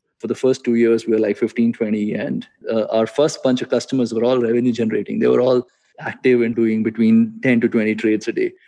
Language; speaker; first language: English; non-native, local second language; Hindi